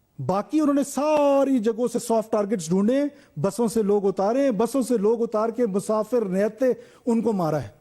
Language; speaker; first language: Urdu; non-native, local second language; Baluchi